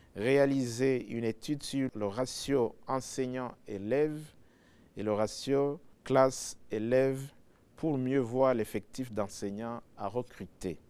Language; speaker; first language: French; non-native, local second language; Rundi